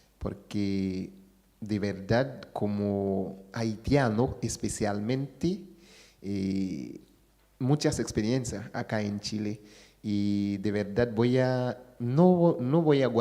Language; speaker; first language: Spanish; non-native, fluent; Haitian Creole